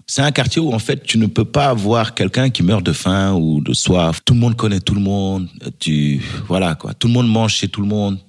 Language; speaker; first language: French; early bilingual, other home language; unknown